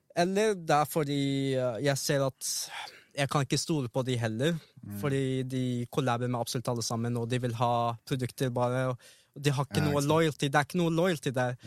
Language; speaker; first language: Norwegian; early bilingual, other home language; Arabic